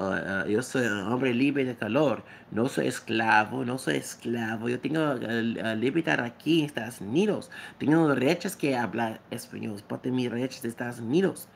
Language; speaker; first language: Spanish; non-native, learner; English